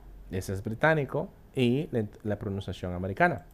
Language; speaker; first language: Spanish; native; Spanish